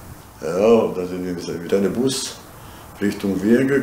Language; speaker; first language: German; non-native, learner; Bosnian